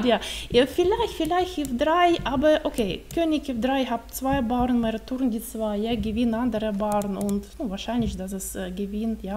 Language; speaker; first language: German; non-native, learner; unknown